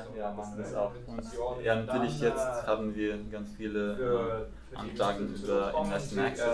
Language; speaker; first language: German; non-native, fluent; Latvian